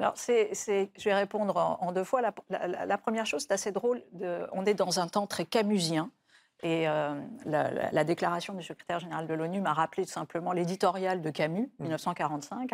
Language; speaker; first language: French; native; French